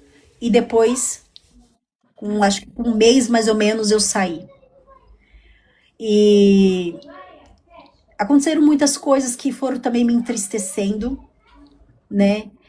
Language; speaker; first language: Portuguese; native; Portuguese